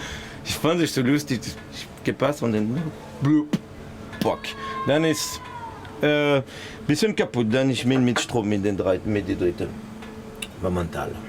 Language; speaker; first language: German; non-native, learner; French